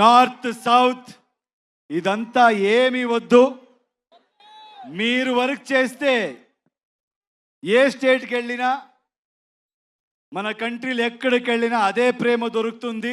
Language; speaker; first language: Telugu; non-native, learner; Kannada